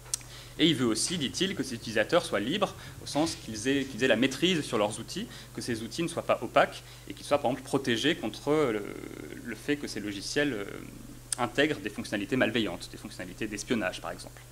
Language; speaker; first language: French; native; French